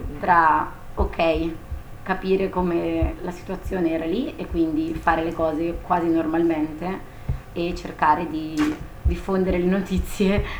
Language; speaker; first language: Italian; native; Italian